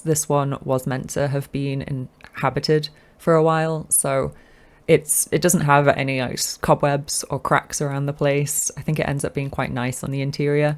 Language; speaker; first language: English; native; English